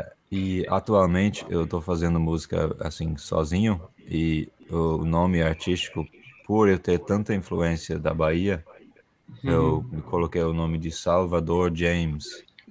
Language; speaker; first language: Portuguese; non-native, fluent; English